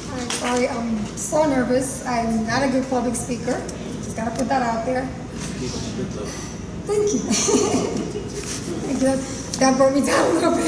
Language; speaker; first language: English; early bilingual, other home language; Spanish